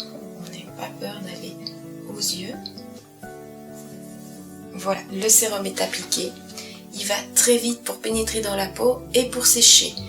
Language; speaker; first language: French; native; French